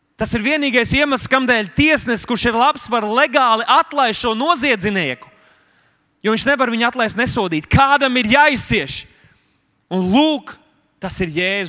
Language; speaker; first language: Latvian; native; Latvian